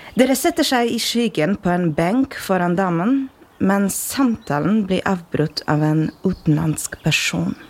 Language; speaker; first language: Norwegian; non-native, fluent; Polish